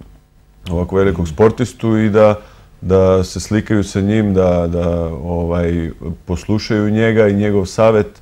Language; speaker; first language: Serbian; native; Serbian